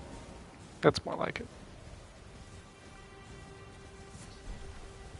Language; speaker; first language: English; native; English